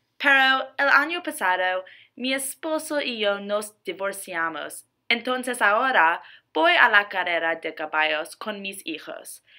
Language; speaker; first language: Spanish; non-native, learner; English